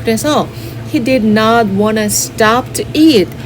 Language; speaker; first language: English; non-native, fluent; Korean